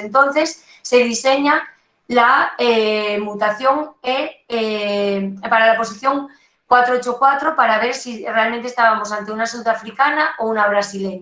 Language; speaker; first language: Spanish; native; Spanish